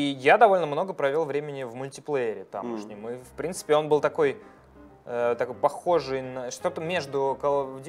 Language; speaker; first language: Russian; native; Russian